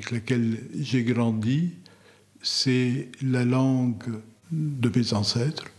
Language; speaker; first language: French; non-native, local second language; Arabic